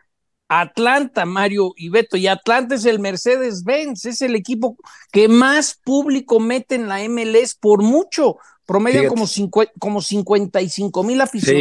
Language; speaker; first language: Spanish; native; Spanish